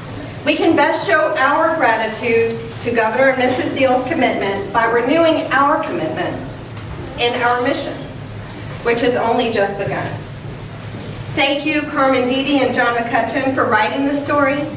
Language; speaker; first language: English; native; English